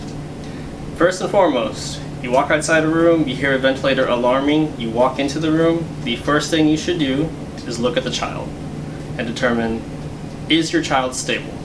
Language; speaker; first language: English; native; English